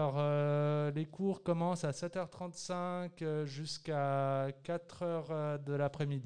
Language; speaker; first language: French; native; French